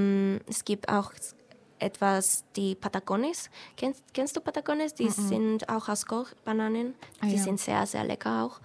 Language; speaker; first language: German; non-native, fluent; Spanish